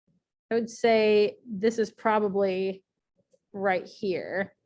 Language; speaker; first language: English; native; English